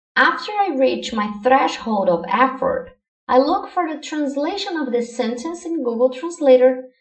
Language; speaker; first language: English; non-native, fluent; Portuguese